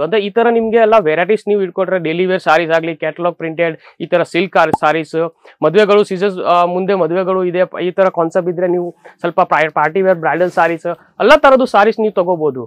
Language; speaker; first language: Kannada; non-native, fluent; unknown